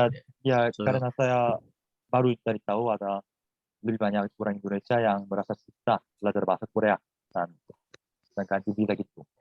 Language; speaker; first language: Indonesian; non-native, fluent; Korean